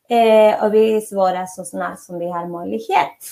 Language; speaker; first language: Swedish; non-native, fluent; Spanish